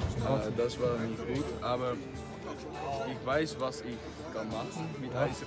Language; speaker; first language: German; non-native, learner; Dutch